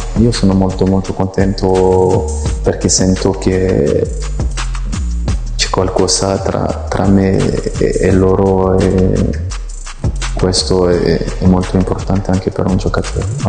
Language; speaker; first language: Italian; non-native, fluent; French